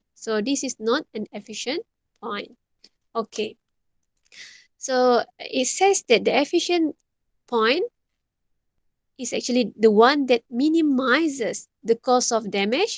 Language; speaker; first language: English; non-native, local second language; Malay